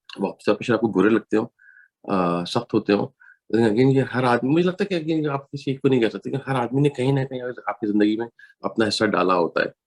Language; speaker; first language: Urdu; native; Urdu